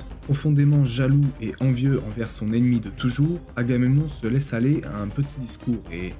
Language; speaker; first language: French; native; French